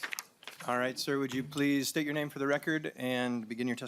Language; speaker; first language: English; native; English